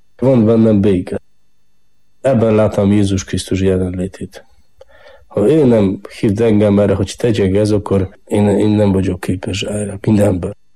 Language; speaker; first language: Hungarian; non-native, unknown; Polish